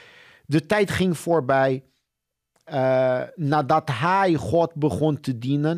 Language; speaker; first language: Dutch; non-native, fluent; Portuguese